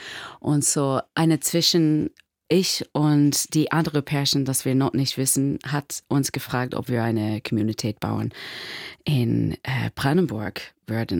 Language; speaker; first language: German; non-native, fluent; English